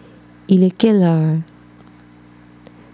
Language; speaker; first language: French; non-native, learner; Japanese